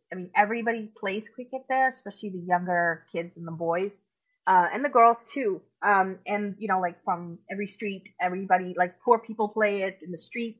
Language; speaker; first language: English; non-native, local second language; Urdu